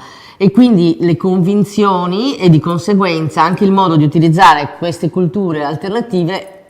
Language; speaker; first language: Italian; native; Italian